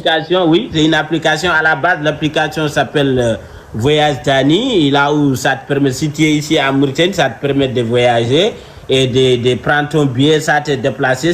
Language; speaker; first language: French; non-native, local second language; Fula